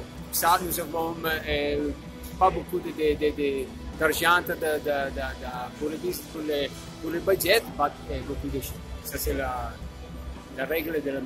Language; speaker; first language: French; non-native, learner; Italian